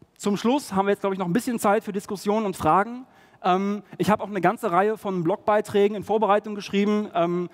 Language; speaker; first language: German; native; German